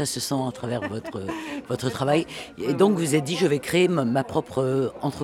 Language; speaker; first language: French; native; French